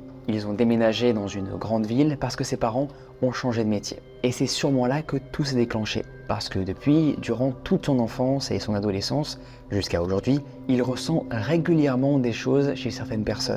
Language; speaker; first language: French; native; French